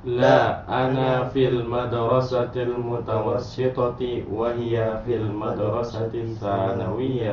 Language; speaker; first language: Arabic; non-native, learner; Indonesian